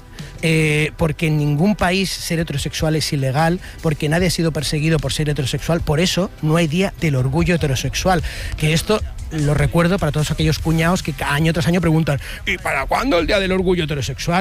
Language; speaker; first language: Spanish; native; Spanish